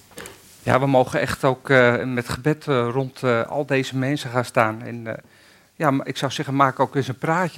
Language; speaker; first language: Dutch; native; Dutch